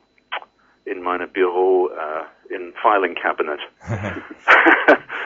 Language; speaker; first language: German; non-native, learner; English